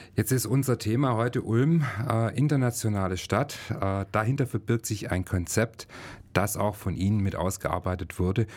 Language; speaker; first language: German; native; German